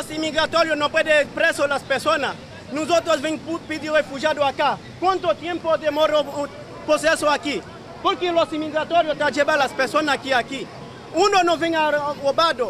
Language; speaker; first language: Spanish; non-native, learner; Haitian Creole